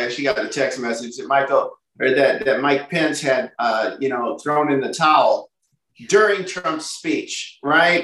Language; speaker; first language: English; native; English